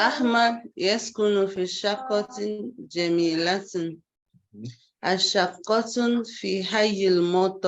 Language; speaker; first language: Arabic; non-native, learner; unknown